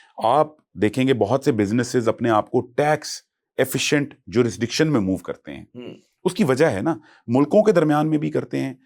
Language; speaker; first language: Urdu; native; Urdu